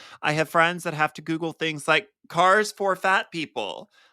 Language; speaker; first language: English; native; English